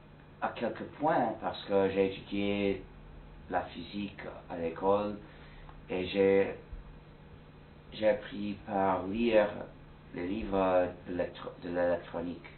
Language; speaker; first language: French; non-native, fluent; English